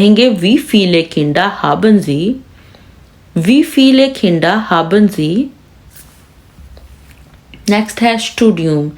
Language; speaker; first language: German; non-native, fluent; Urdu